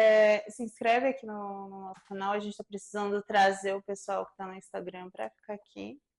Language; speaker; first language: Portuguese; native; Portuguese